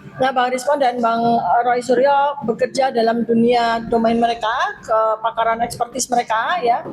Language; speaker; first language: Indonesian; native; Indonesian